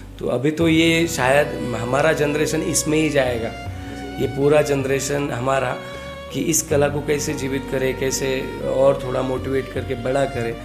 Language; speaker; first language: Hindi; non-native, local second language; Marathi